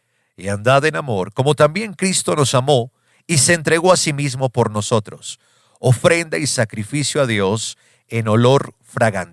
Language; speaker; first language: Spanish; native; Spanish